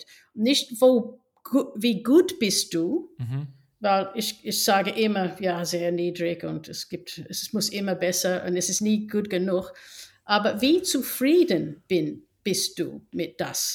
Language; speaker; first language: German; non-native, fluent; English